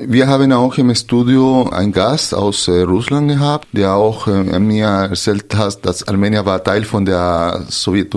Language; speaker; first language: German; non-native, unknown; Spanish